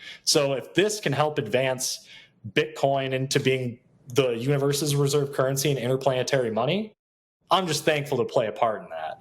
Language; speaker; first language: English; native; English